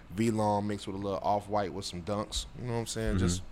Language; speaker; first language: English; native; English